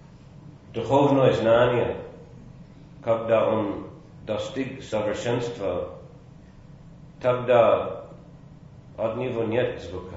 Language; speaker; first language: Russian; non-native, fluent; English